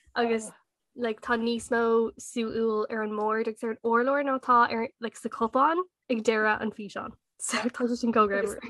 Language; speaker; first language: Irish; non-native, local second language; English